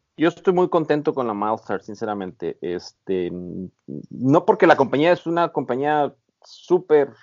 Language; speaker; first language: Spanish; native; Spanish